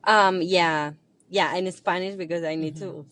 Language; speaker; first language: English; non-native, learner; Spanish